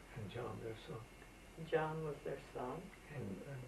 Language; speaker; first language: English; early bilingual, other home language; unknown